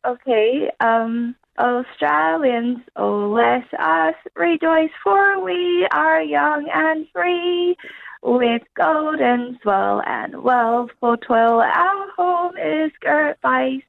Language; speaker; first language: English; early bilingual, other home language; Chinese